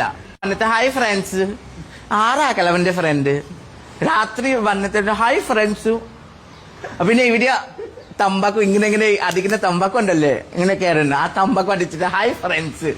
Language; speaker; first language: Malayalam; non-native, fluent; Assamese